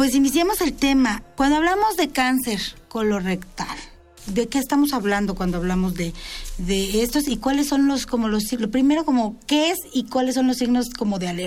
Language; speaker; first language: Spanish; native; Spanish